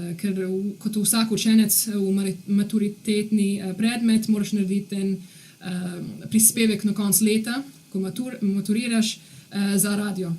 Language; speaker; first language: Slovenian; early bilingual, heritage; Slovenian